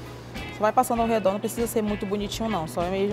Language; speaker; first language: Portuguese; native; Portuguese